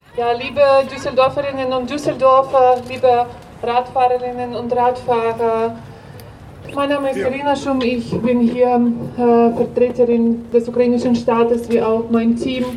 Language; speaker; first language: German; non-native, fluent; Ukrainian